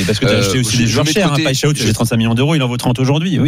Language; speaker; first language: French; native; French